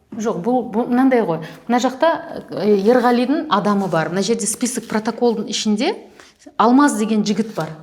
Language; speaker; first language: Kazakh; native; Kazakh